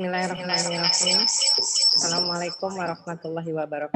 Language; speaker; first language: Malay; non-native, local second language; Sundanese